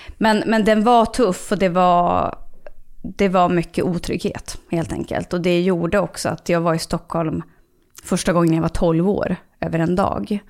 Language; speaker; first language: Swedish; native; Swedish